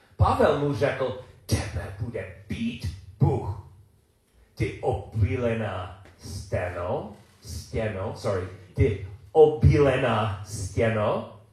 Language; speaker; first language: Czech; non-native, learner; English